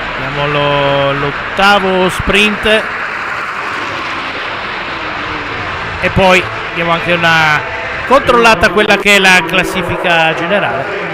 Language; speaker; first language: Italian; native; Italian